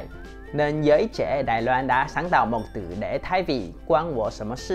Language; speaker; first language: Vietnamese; non-native, fluent; Chinese